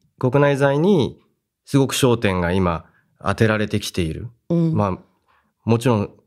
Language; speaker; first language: Japanese; native; Japanese